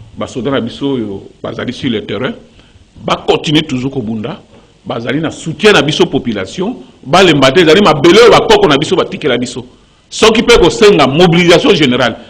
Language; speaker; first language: Lingala; native; Lingala